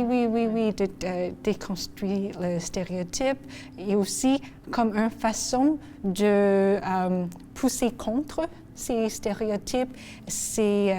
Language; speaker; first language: French; non-native, local second language; English